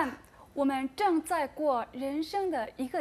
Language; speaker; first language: Chinese; non-native, learner; Korean